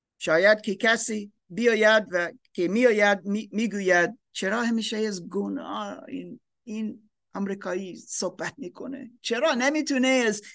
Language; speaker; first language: Persian; non-native, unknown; German